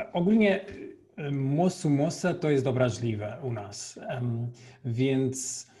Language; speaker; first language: Polish; non-native, fluent; Portuguese